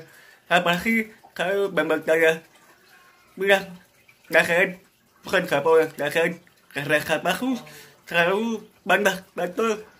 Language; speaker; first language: Indonesian; non-native, learner; Vietnamese